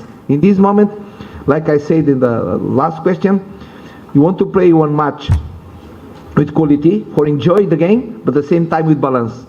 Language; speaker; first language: English; non-native, learner; Portuguese